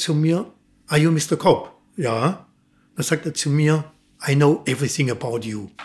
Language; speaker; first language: German; native; German